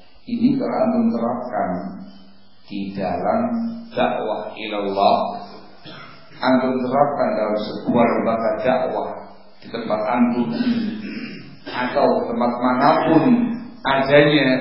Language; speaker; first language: Indonesian; native; Indonesian